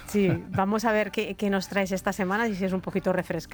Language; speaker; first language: Spanish; native; Spanish